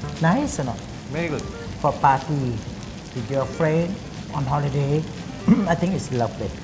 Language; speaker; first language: English; non-native, learner; Thai